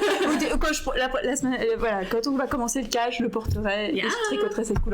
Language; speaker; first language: French; native; French